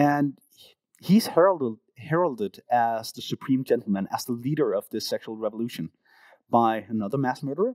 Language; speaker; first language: English; non-native, fluent; Danish